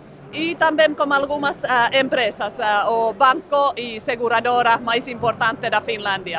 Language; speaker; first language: Portuguese; non-native, fluent; Finnish